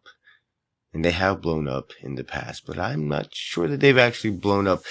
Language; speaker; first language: English; native; English